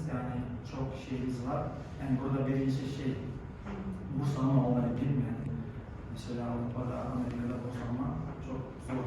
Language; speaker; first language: Turkish; non-native, learner; Kazakh